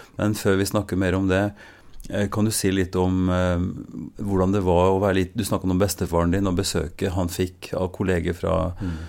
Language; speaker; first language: Norwegian; native; Norwegian